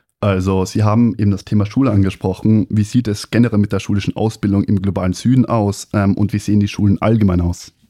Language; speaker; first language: German; native; German